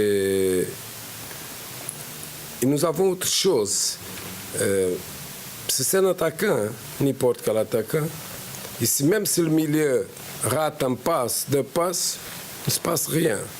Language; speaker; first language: French; non-native, fluent; Portuguese